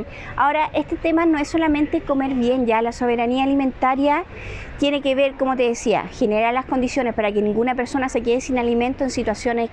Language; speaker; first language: Spanish; native; Spanish